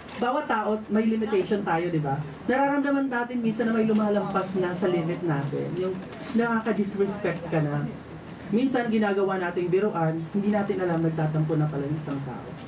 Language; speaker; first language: Filipino; non-native, local second language; Waray